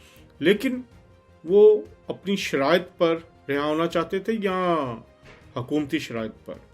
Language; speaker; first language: Urdu; native; Urdu